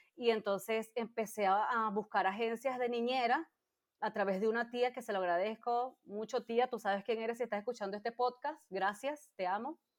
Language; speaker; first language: Spanish; native; Spanish